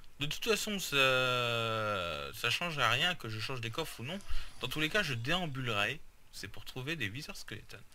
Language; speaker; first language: French; native; French